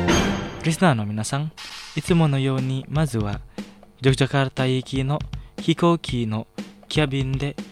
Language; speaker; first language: Japanese; non-native, fluent; Indonesian